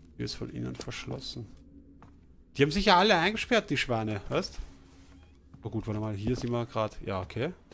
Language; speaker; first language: German; native; German